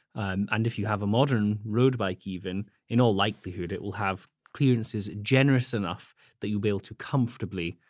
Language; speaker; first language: English; native; English